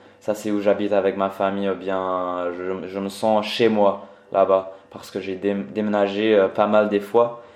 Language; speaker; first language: French; early bilingual, other home language; English